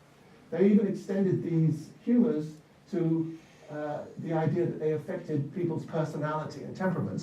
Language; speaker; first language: English; native; English